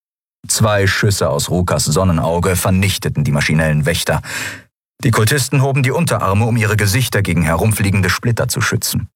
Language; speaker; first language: German; native; German